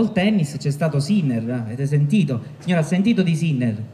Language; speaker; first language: Italian; native; Italian